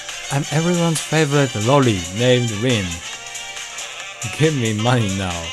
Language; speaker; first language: English; non-native, fluent; Japanese